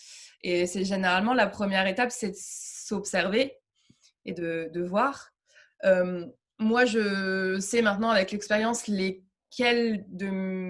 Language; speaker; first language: French; native; French